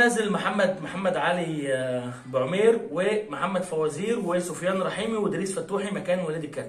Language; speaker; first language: Arabic; native; Arabic